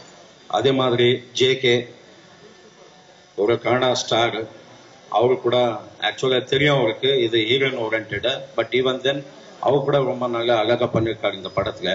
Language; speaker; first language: Tamil; non-native, learner; Kannada